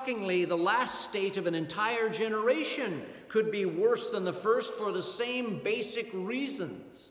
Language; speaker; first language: English; native; English